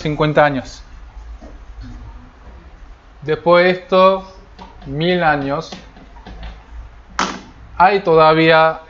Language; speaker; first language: Spanish; non-native, fluent; Korean